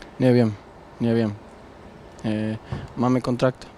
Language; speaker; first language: Polish; non-native, learner; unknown